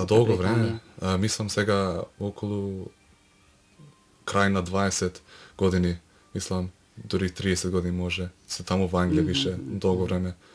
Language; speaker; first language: Macedonian; early bilingual, heritage; Macedonian